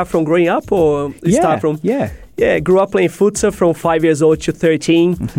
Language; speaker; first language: English; non-native, fluent; Portuguese